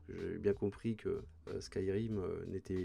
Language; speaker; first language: French; native; French